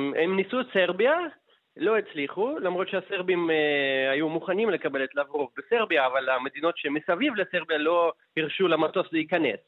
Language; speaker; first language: Hebrew; non-native, fluent; Russian